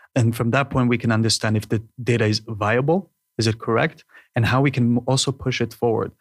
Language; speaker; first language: English; non-native, fluent; Hebrew